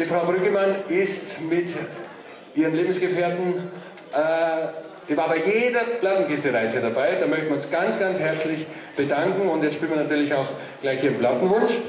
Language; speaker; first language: German; native; German